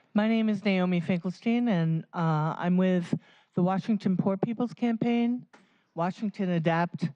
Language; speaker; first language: English; native; English